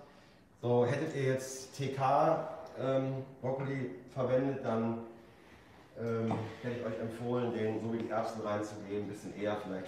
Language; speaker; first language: German; native; German